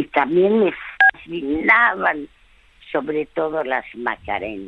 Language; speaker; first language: Spanish; early bilingual, other home language; French